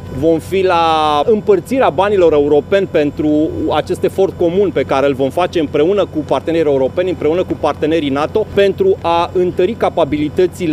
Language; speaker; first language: Romanian; native; Romanian